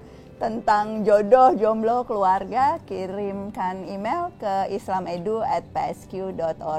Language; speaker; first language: Indonesian; native; Indonesian